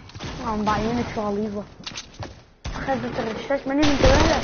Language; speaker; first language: Arabic; native; Arabic